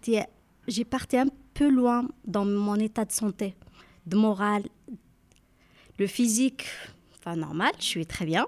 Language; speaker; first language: French; non-native, learner; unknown